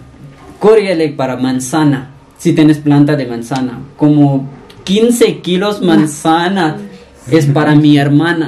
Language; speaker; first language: Spanish; non-native, learner; Punjabi